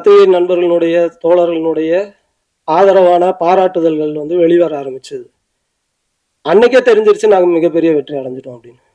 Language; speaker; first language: Tamil; native; Tamil